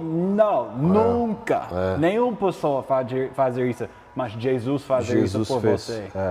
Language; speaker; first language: Portuguese; non-native, learner; English